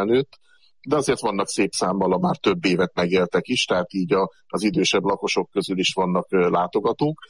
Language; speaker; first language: Hungarian; native; Hungarian